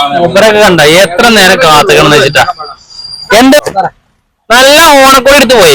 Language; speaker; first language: Malayalam; native; Malayalam